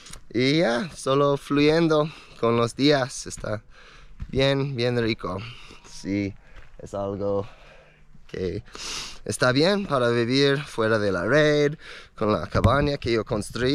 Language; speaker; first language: Spanish; non-native, fluent; English